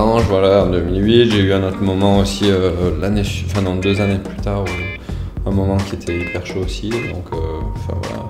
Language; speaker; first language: French; native; French